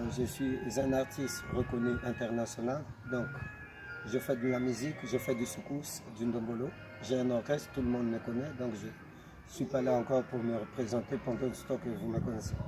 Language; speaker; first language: French; non-native, local second language; Lingala